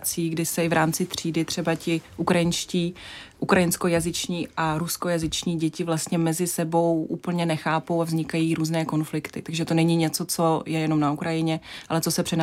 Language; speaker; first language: Czech; non-native, fluent; Russian